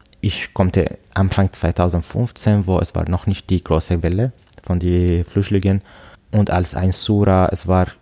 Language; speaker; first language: German; non-native, learner; Arabic